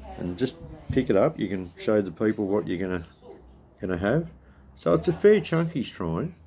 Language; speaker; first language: English; native; English